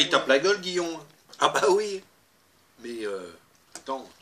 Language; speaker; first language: French; native; French